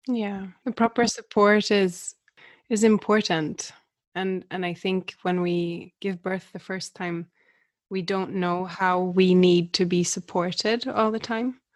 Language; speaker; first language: English; non-native, fluent; Swedish